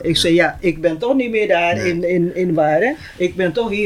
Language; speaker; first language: Dutch; non-native, local second language; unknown